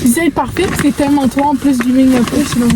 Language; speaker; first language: French; native; French